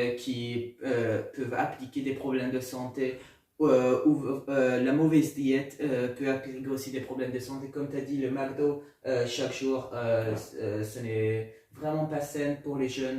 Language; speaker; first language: French; non-native, learner; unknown